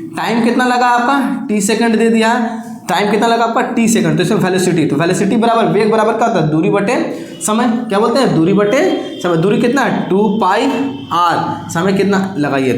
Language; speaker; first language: Hindi; native; Hindi